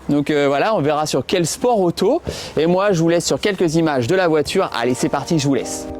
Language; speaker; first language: French; native; French